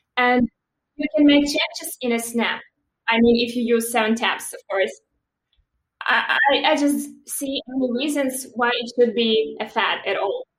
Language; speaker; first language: English; non-native, fluent; Russian